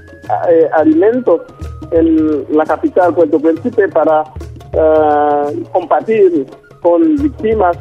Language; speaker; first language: Spanish; non-native, local second language; Haitian Creole